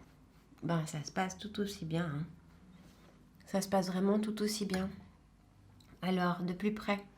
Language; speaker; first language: French; native; French